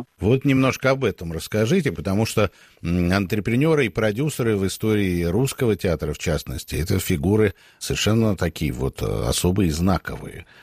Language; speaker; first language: Russian; native; Russian